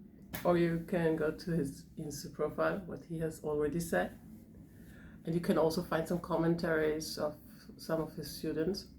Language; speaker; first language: English; non-native, fluent; German